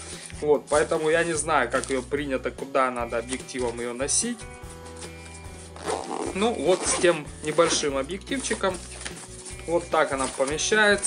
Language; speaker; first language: Russian; native; Russian